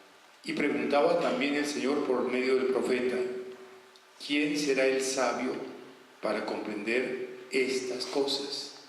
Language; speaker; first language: Spanish; native; Spanish